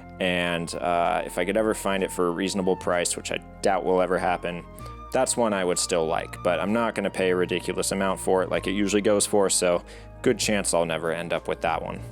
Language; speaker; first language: English; native; English